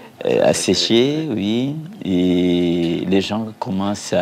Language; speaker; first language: French; non-native, local second language; Malagasy